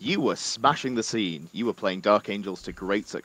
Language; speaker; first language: English; native; English